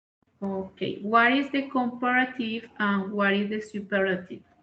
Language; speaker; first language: English; non-native, learner; Spanish